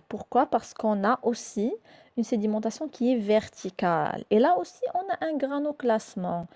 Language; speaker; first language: French; non-native, local second language; Arabic